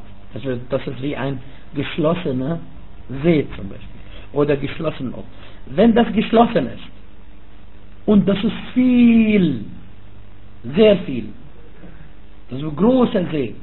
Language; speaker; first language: German; non-native, fluent; Arabic